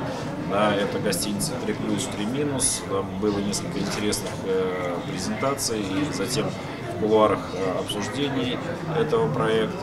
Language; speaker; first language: Russian; native; Russian